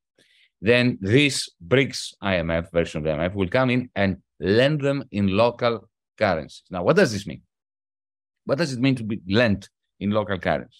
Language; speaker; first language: English; non-native, fluent; Greek